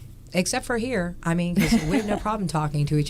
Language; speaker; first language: English; native; English